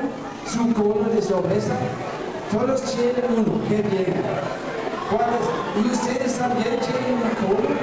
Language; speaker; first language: Spanish; non-native, fluent; German